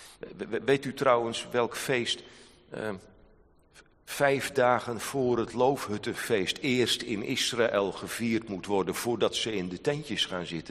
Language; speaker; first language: Dutch; native; Dutch